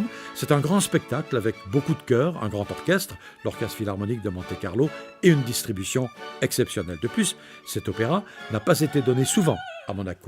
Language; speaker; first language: French; native; French